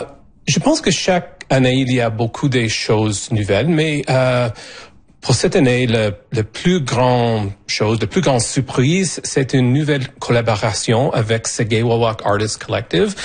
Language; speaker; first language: French; non-native, fluent; English